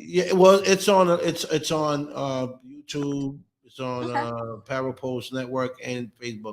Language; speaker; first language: English; native; English